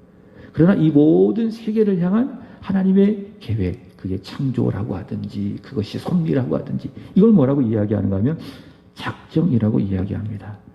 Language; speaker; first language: Korean; native; Korean